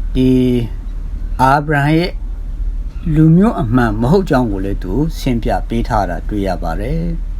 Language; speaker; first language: Burmese; non-native, local second language; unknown